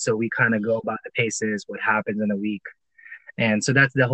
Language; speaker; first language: English; non-native, local second language; Filipino